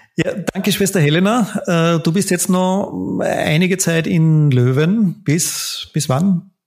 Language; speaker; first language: German; native; German